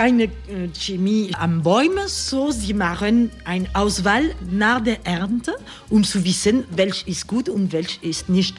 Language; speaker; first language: German; non-native, learner; French